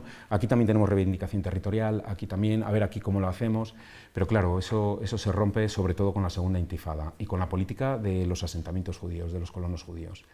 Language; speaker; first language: Spanish; native; Spanish